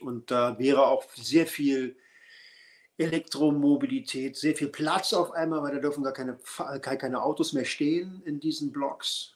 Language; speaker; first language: German; native; German